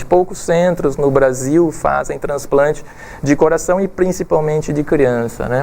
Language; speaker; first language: Portuguese; native; Portuguese